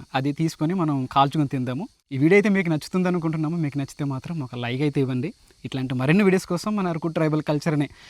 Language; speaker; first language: Telugu; native; Telugu